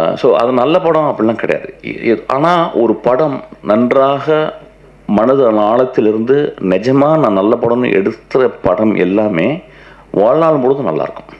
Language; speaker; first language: Tamil; non-native, local second language; Malayalam